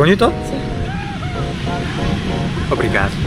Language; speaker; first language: Portuguese; non-native, learner; Korean